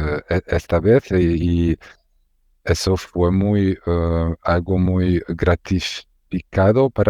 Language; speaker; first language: Spanish; non-native, learner; Hungarian